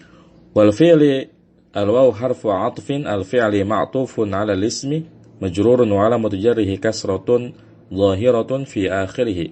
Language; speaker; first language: Arabic; non-native, fluent; Indonesian